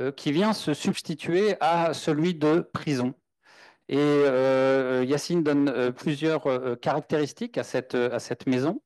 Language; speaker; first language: French; native; French